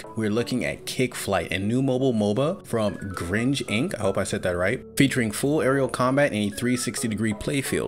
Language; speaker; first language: English; native; English